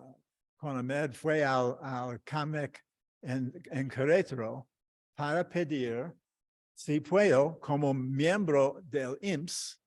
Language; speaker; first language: Spanish; non-native, fluent; English